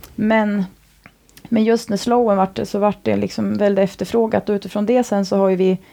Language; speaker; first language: Swedish; native; Swedish